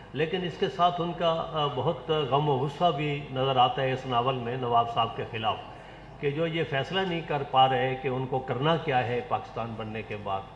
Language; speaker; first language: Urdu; non-native, local second language; Saraiki